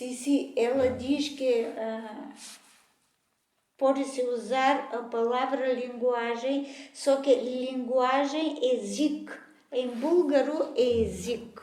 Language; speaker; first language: Portuguese; non-native, fluent; Bulgarian